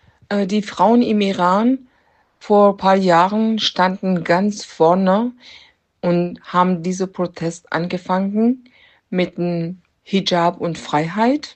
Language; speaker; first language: German; non-native, fluent; Persian